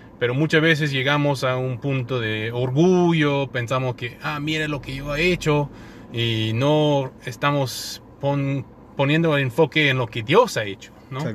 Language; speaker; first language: Spanish; non-native, fluent; English